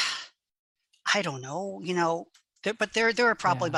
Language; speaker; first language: English; early bilingual, other home language; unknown